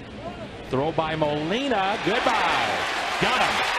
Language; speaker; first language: English; native; English